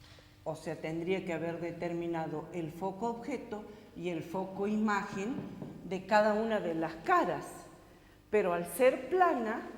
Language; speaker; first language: Spanish; native; Spanish